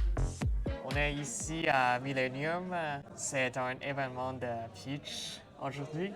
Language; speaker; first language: French; non-native, learner; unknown